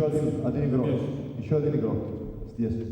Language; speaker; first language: Russian; non-native, learner; Italian